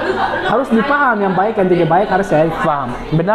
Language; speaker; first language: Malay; non-native, learner; Arabic